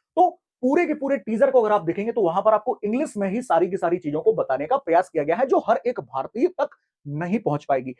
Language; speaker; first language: Hindi; native; Hindi